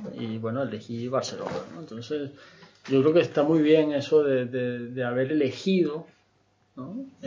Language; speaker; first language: Spanish; native; Spanish